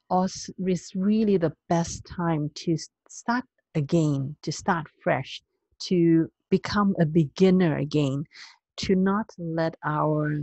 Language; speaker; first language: English; non-native, local second language; Cantonese